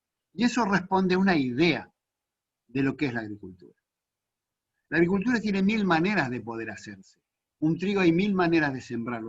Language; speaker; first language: Spanish; native; Spanish